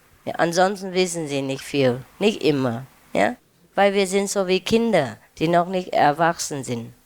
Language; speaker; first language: German; non-native, learner; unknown